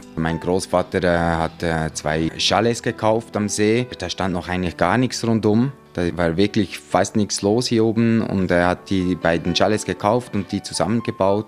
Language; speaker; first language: German; native; German